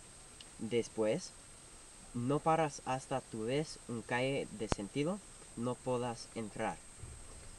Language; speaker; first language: Spanish; non-native, learner; English